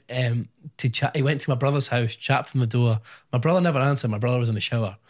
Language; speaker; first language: English; native; English